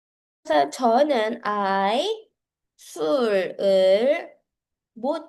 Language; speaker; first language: Korean; non-native, fluent; Filipino